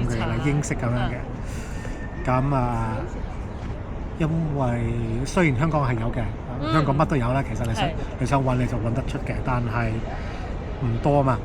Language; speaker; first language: Cantonese; early bilingual, heritage; Cantonese